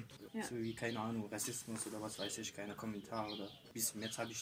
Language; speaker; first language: German; non-native, fluent; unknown